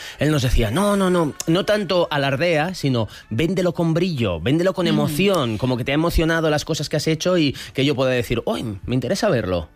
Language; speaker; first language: Spanish; native; Spanish